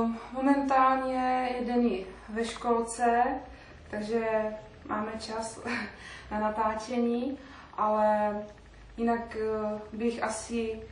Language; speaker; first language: Czech; native; Czech